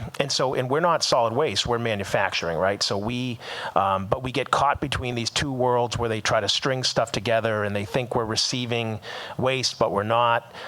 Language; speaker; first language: English; native; English